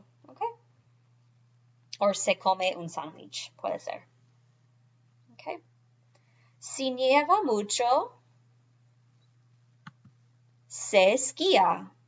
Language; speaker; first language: Spanish; non-native, fluent; English